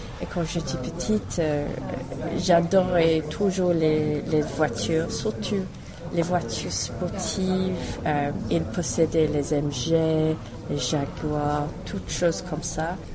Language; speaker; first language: French; non-native, learner; English